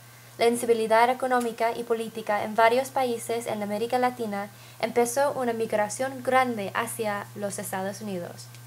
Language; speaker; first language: Spanish; non-native, fluent; English